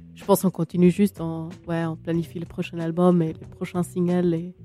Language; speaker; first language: French; native; French